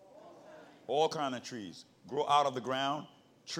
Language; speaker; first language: English; native; English